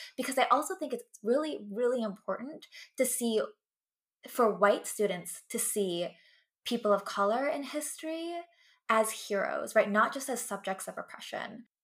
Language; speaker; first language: English; native; English